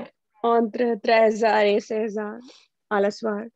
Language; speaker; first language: French; non-native, learner; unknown